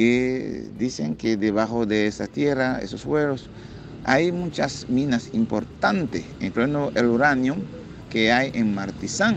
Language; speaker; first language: Spanish; non-native, fluent; Haitian Creole